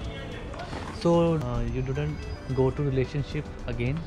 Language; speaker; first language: English; non-native, learner; Hindi